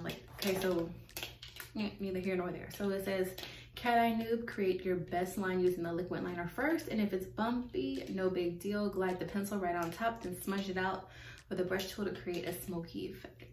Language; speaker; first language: English; native; English